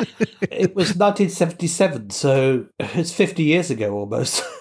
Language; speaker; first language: English; native; English